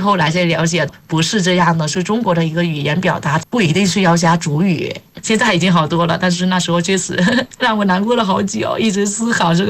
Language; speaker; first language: Chinese; non-native, fluent; Vietnamese